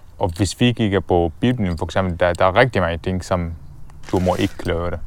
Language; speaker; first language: Danish; non-native, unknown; Arabic